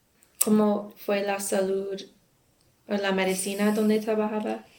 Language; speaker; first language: Spanish; non-native, learner; English